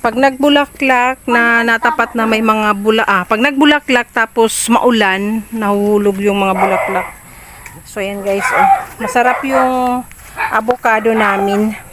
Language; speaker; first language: Filipino; non-native, local second language; Bikol